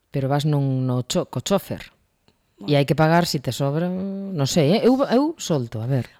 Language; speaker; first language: Galician; non-native, local second language; Spanish